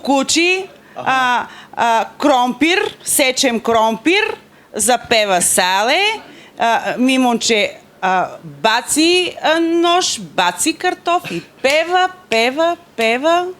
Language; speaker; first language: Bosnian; non-native, learner; Bulgarian